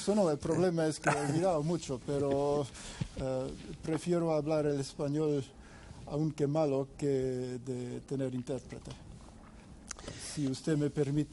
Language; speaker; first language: Spanish; non-native, fluent; English